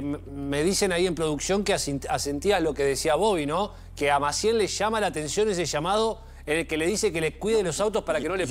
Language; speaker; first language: Spanish; native; Spanish